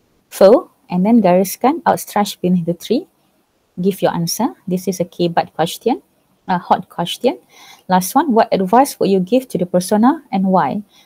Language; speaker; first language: English; non-native, local second language; Malay